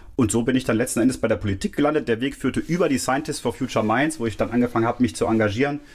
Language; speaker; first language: German; native; German